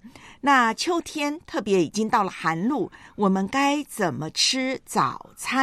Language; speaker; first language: Chinese; native; Chinese